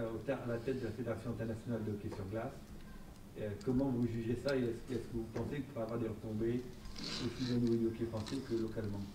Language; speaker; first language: French; native; French